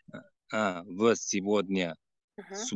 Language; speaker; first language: Russian; non-native, learner; Uzbek